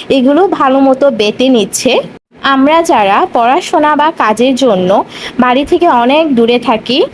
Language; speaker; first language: Bangla; non-native, local second language; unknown